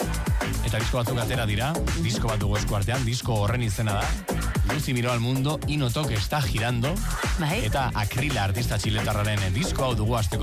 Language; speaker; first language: Basque; native; Basque